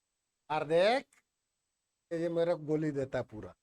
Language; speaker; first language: Hindi; native; Hindi